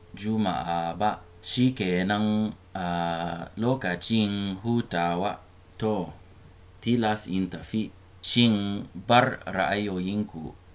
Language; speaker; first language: Hausa; non-native, learner; English